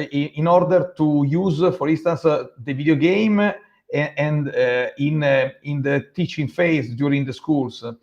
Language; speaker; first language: English; non-native, fluent; Italian